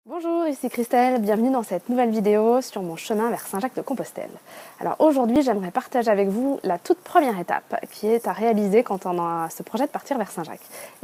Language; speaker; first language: French; native; French